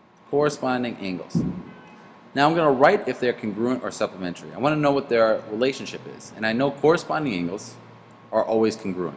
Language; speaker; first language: English; native; English